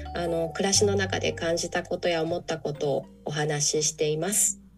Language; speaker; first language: Japanese; early bilingual, other home language; English